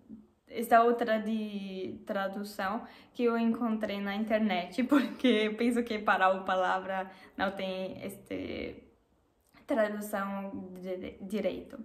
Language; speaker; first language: Portuguese; non-native, learner; German